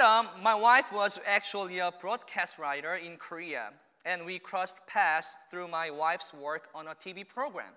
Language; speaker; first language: English; non-native, fluent; Korean